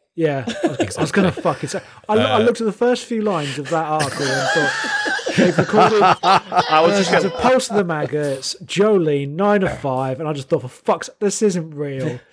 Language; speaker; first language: English; native; English